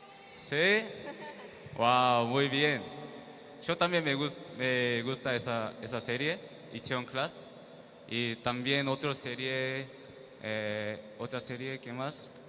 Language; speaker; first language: Spanish; non-native, learner; Korean